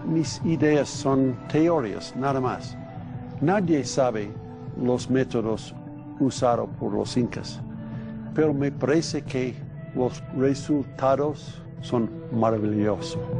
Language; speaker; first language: Spanish; non-native, learner; English